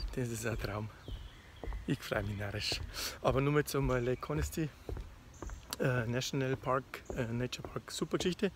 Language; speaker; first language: German; native; German